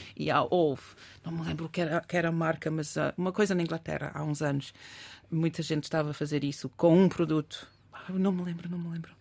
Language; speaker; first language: Portuguese; non-native, fluent; English